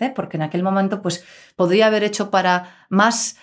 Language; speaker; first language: Spanish; native; Spanish